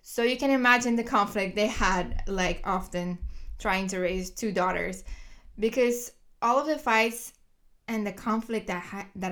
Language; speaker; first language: English; non-native, fluent; Dutch